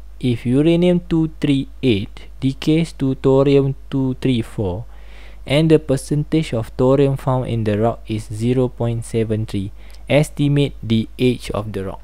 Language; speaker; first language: English; non-native, local second language; Malay